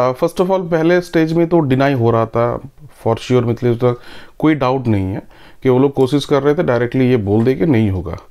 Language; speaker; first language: Hindi; native; Hindi